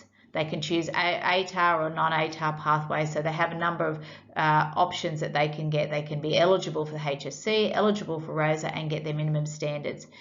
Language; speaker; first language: English; native; English